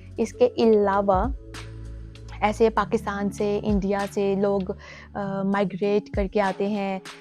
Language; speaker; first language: Urdu; native; Urdu